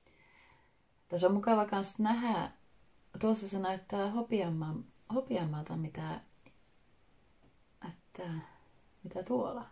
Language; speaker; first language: Finnish; early bilingual, heritage; Finnish